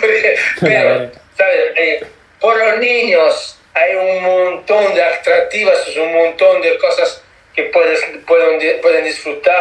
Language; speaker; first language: Spanish; non-native, learner; Italian